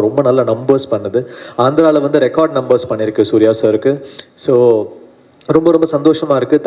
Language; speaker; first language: Tamil; native; Tamil